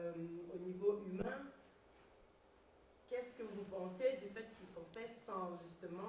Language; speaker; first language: French; native; French